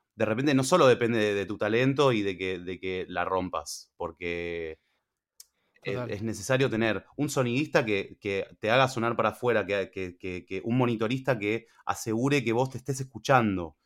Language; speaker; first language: Spanish; early bilingual, other home language; English